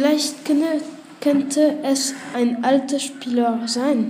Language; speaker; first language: German; non-native, learner; French